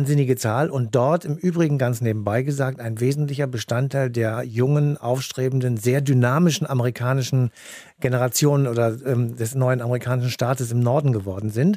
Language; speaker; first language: German; native; German